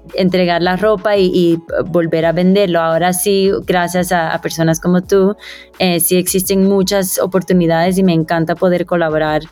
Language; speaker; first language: Spanish; early bilingual, heritage; Spanish